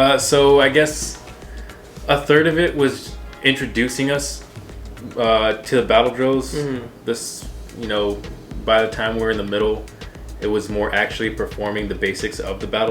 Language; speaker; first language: English; native; English